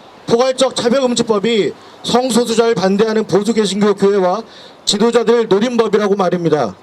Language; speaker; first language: Korean; native; Korean